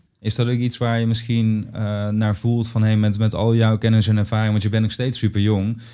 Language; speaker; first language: Dutch; native; Dutch